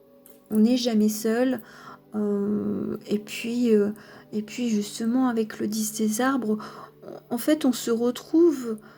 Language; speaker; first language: French; native; French